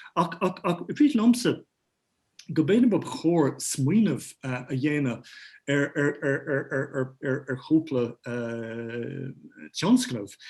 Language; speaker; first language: Irish; non-native, local second language; English